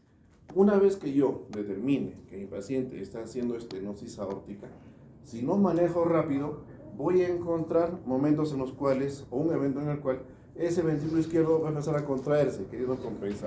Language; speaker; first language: Spanish; native; Spanish